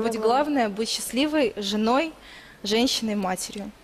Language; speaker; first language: Russian; native; Russian